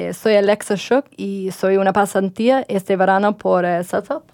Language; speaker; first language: Spanish; non-native, learner; English